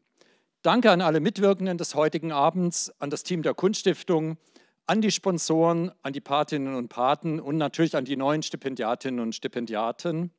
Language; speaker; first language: German; native; German